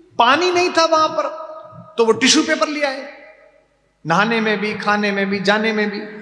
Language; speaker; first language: Hindi; native; Hindi